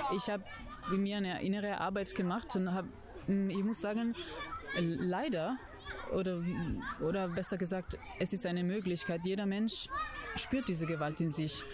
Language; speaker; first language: German; non-native, fluent; Italian